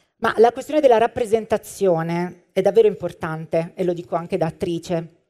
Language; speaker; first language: Italian; native; Italian